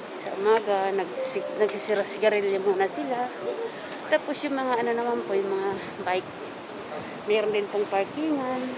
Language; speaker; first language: Filipino; non-native, local second language; Cebuano